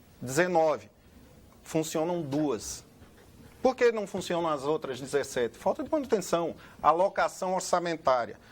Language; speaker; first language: Portuguese; native; Portuguese